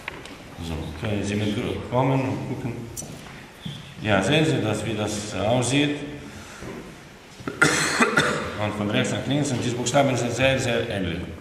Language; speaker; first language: German; non-native, learner; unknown